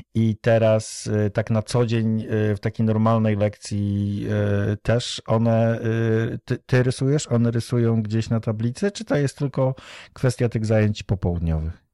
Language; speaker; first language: Polish; native; Polish